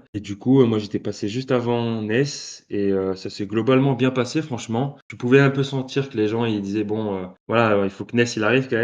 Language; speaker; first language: French; native; French